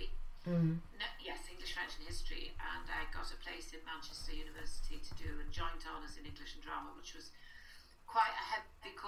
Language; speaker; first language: English; native; English